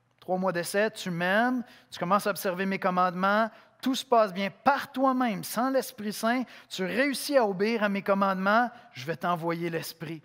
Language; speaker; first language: French; native; French